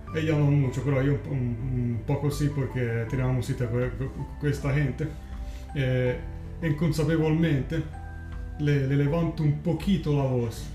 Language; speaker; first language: Spanish; non-native, learner; Italian